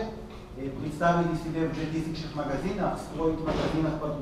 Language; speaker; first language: Russian; non-native, learner; Hebrew